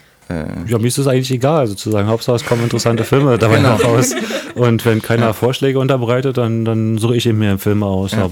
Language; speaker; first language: German; native; German